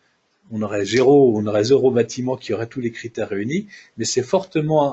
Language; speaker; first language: French; native; French